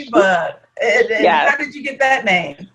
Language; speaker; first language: English; native; English